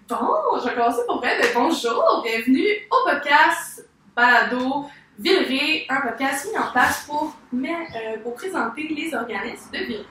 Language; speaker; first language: French; native; French